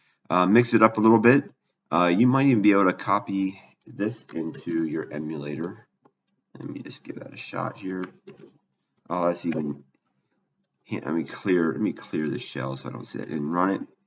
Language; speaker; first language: English; native; English